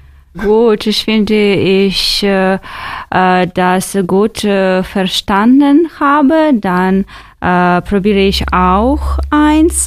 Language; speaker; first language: German; non-native, fluent; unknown